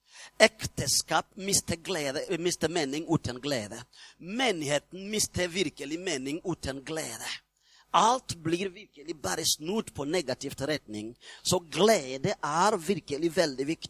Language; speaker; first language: Norwegian; non-native, fluent; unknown